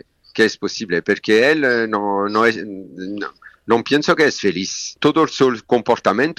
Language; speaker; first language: Spanish; non-native, fluent; French